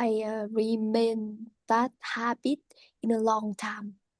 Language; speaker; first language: English; non-native, learner; Vietnamese